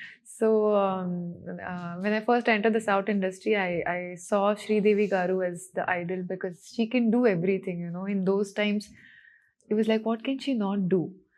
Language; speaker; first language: English; non-native, local second language; Marathi